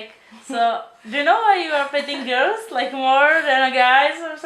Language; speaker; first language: English; non-native, learner; Czech